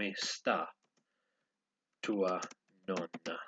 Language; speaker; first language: Italian; non-native, learner; English